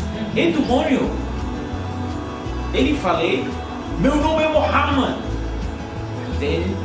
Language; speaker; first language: Portuguese; non-native, learner; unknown